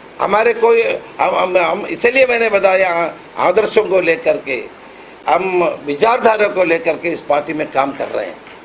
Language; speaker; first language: Hindi; non-native, local second language; Marathi